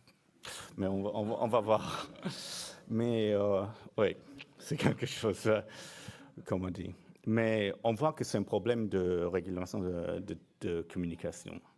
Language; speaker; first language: French; non-native, fluent; English